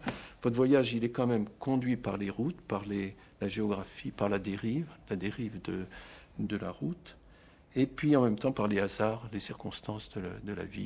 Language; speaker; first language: French; native; French